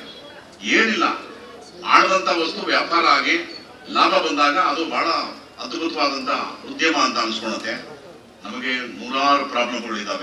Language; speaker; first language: Kannada; native; Kannada